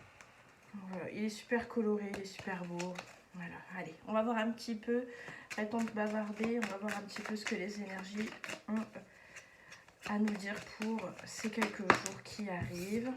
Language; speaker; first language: French; native; French